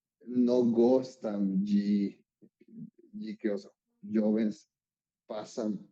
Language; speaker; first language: Portuguese; non-native, learner; Spanish